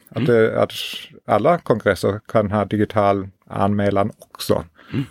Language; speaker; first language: Swedish; non-native, fluent; English